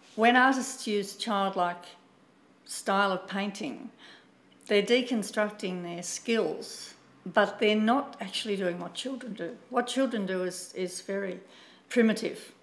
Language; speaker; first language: English; native; English